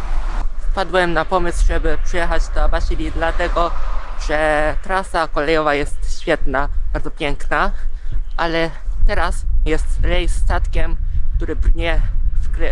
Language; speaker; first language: Polish; non-native, fluent; Japanese